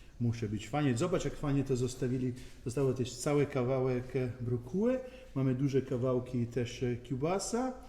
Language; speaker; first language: Polish; non-native, learner; Italian